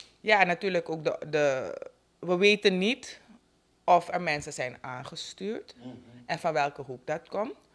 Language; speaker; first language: Dutch; native; Dutch